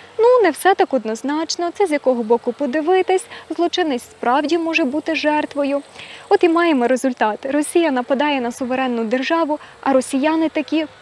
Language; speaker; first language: Ukrainian; native; Ukrainian